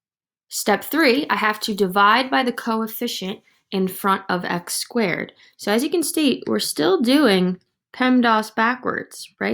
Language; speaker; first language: English; native; English